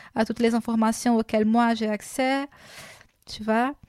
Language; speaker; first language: French; non-native, fluent; Portuguese